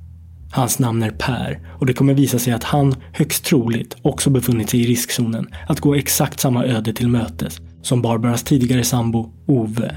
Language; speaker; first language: Swedish; native; Swedish